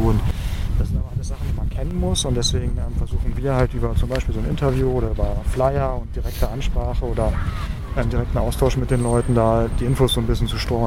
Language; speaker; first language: German; native; German